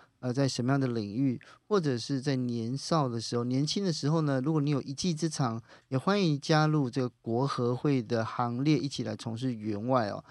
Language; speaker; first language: Chinese; native; Chinese